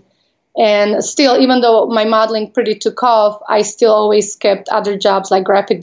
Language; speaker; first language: English; non-native, fluent; Slovak